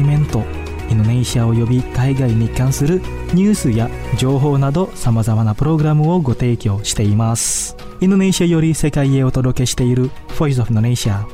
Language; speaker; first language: Japanese; non-native, fluent; Indonesian